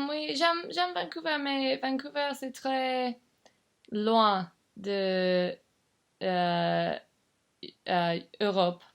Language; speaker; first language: French; non-native, learner; English